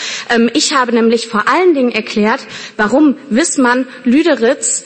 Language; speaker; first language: German; native; German